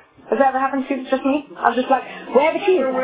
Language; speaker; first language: English; native; English